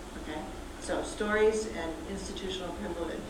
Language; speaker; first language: English; native; English